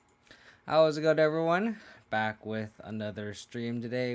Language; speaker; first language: English; native; English